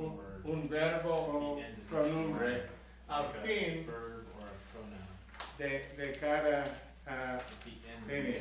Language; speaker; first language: Spanish; non-native, learner; English